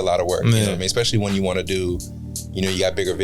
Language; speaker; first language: English; native; English